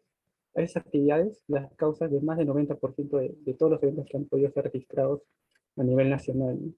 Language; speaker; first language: Spanish; native; Spanish